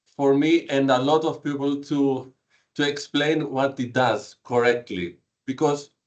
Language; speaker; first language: English; non-native, fluent; Greek